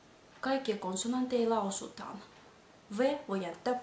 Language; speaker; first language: Finnish; non-native, fluent; Russian